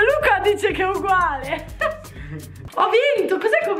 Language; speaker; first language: Italian; native; Italian